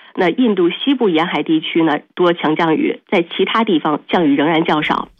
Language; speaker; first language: Chinese; native; Chinese